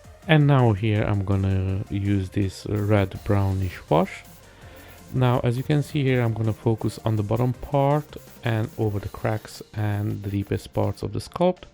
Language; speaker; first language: English; non-native, fluent; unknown